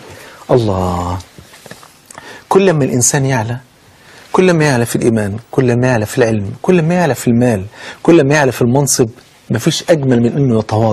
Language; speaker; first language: Arabic; native; Arabic